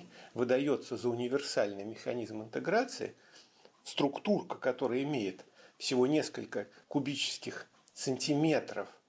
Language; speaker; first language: Russian; native; Russian